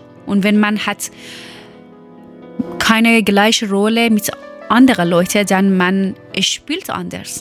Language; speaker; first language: German; non-native, learner; Persian